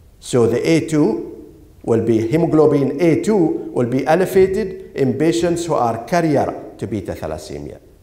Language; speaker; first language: English; non-native, fluent; Arabic